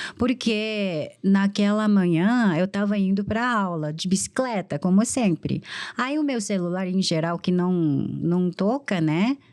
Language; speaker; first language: Portuguese; non-native, fluent; Korean